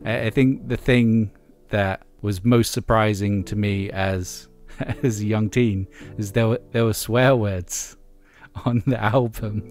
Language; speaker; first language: English; native; English